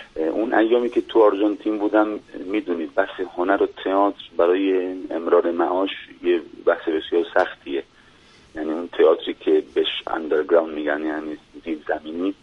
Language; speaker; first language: Persian; non-native, fluent; Spanish